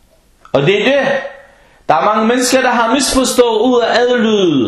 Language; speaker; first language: Danish; early bilingual, other home language; Arabic